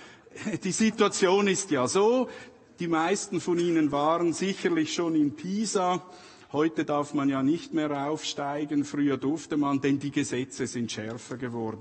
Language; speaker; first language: German; native; German